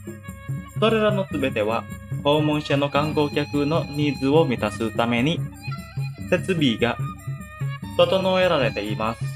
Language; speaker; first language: Japanese; non-native, fluent; Indonesian